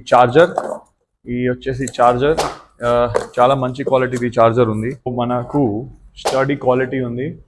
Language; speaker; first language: Telugu; non-native, learner; Gujarati